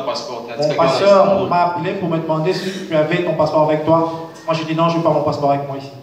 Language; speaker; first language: French; non-native, local second language; Lingala